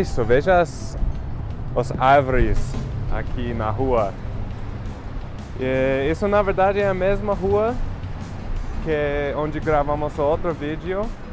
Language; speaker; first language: Portuguese; non-native, fluent; English